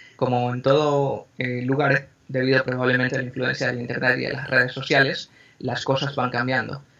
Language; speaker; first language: Spanish; native; Spanish